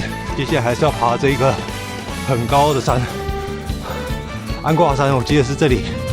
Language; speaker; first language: Chinese; native; Chinese